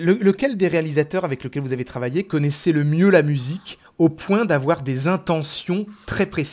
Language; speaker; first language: French; native; French